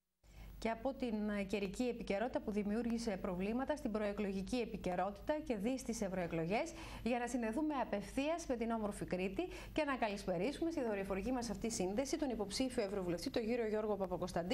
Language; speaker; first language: Greek; native; Greek